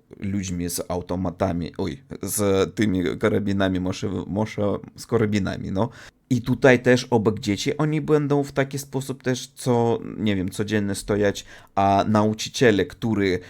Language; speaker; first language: Polish; non-native, fluent; Russian